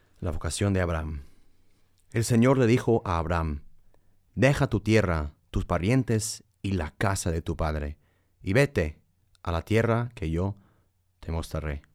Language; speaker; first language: Spanish; early bilingual, heritage; Spanish